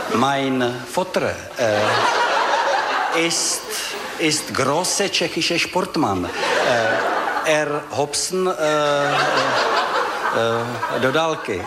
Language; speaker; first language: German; non-native, learner; Czech